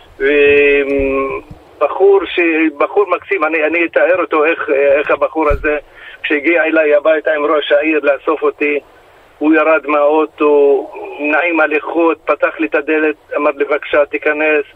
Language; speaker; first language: Hebrew; non-native, local second language; Arabic